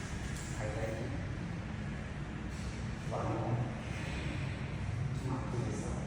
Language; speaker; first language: Vietnamese; non-native, learner; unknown